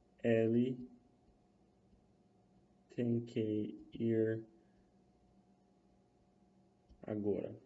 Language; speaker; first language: Portuguese; non-native, fluent; English